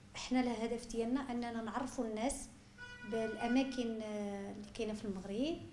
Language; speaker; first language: Arabic; native; Arabic